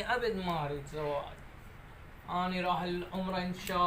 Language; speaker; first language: Arabic; non-native, learner; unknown